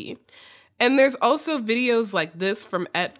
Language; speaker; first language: English; native; English